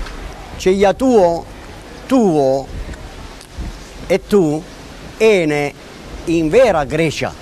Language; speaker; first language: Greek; early bilingual, heritage; Greek